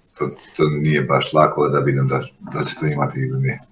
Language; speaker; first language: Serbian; non-native, local second language; Albanian